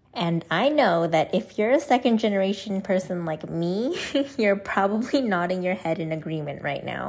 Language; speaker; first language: English; native; English